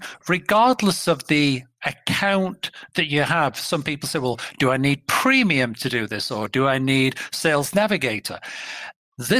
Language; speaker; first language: English; native; English